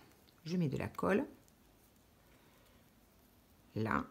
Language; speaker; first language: French; native; French